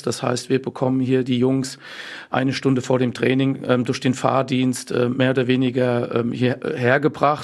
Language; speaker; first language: German; native; German